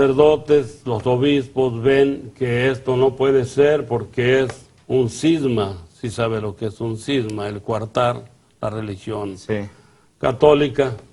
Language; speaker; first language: Spanish; native; Spanish